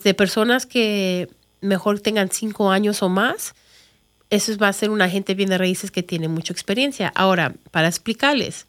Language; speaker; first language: Spanish; early bilingual, other home language; English